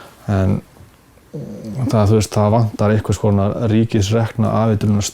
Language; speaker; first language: Icelandic; native; Icelandic